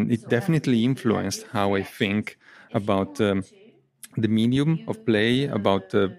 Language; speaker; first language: English; non-native, fluent; Italian